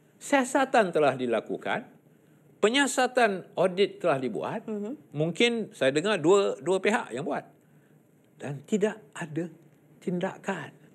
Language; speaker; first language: Malay; native; Malay